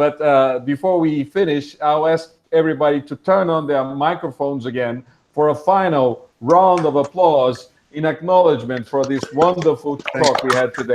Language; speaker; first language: English; non-native, fluent; Portuguese